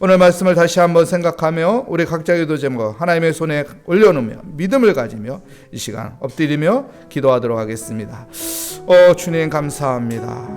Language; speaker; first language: Korean; native; Korean